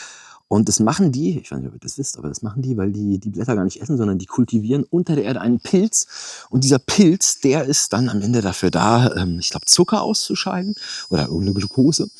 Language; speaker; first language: German; native; German